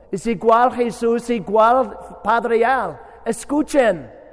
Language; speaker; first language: Spanish; non-native, learner; English